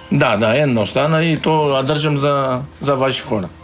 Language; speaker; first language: Bulgarian; non-native, learner; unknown